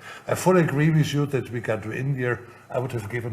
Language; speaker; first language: English; non-native, fluent; German